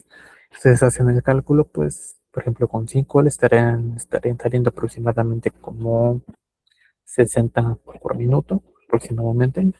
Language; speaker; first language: Spanish; native; Spanish